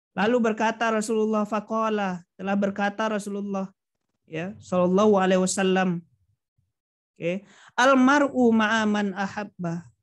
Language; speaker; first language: Indonesian; non-native, local second language; Minangkabau